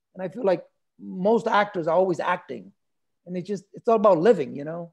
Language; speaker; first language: English; early bilingual, other home language; Spanish